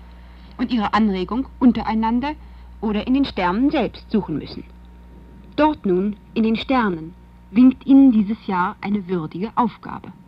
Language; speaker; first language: German; native; German